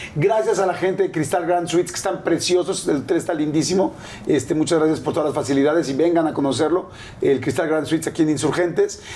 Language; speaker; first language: Spanish; native; Spanish